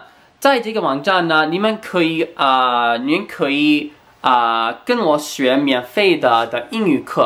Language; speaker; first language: Chinese; non-native, fluent; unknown